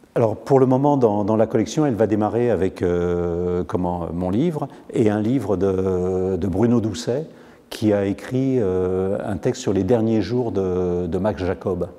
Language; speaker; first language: French; native; French